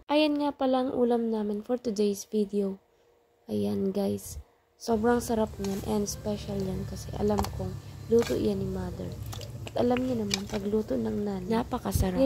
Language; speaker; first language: Filipino; non-native, local second language; Bikol